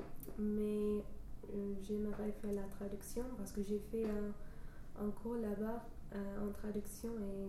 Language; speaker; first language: French; non-native, fluent; English